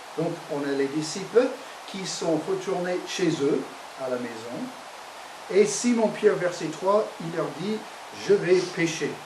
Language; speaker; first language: French; non-native, fluent; English